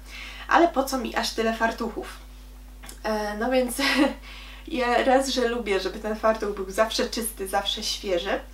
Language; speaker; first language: Polish; native; Polish